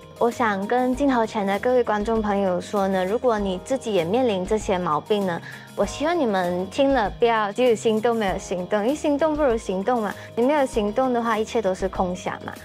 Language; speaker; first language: Chinese; native; Chinese